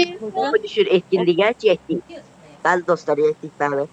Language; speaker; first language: Turkish; non-native, learner; Azerbaijani